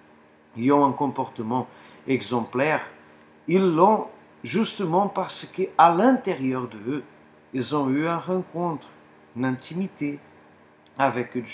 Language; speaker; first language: French; non-native, fluent; Portuguese